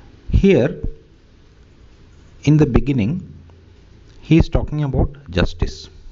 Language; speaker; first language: English; non-native, local second language; Malayalam